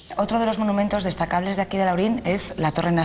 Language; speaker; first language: Spanish; native; Spanish